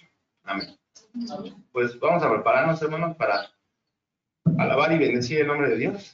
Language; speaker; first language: Spanish; native; Spanish